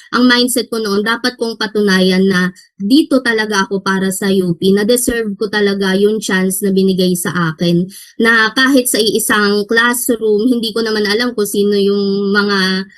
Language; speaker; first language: Filipino; native; Filipino